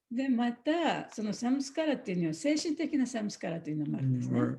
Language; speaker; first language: Japanese; native; Japanese